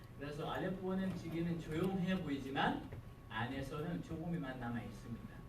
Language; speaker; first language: Korean; non-native, fluent; Arabic